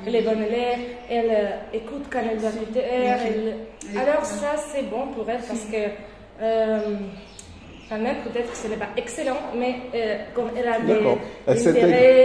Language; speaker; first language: French; non-native, fluent; Spanish